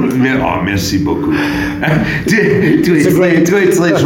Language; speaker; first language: French; non-native, learner; English